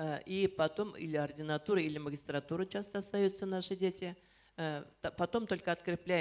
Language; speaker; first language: Russian; native; Russian